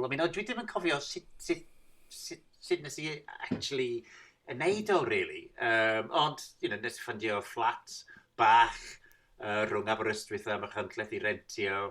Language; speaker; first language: Welsh; non-native, fluent; English